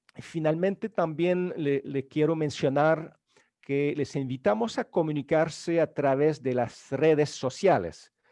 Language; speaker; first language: Spanish; non-native, fluent; French